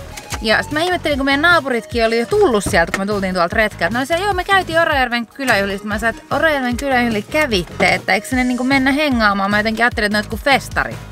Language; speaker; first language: Finnish; native; Finnish